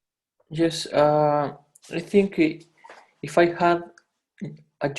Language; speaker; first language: English; non-native, learner; Spanish